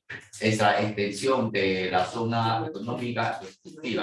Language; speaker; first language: Spanish; non-native, fluent; Chinese